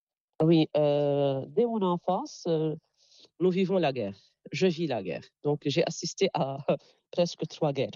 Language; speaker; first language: French; non-native, local second language; Arabic